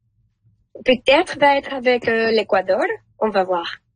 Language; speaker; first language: French; non-native, learner; Spanish